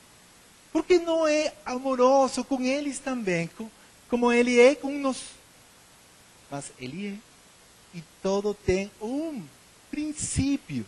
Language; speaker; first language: Portuguese; non-native, learner; Spanish